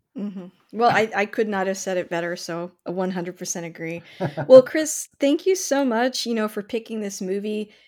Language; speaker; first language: English; native; English